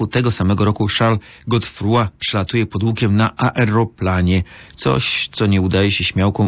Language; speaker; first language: Polish; native; Polish